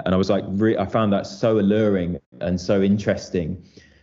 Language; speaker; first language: English; native; English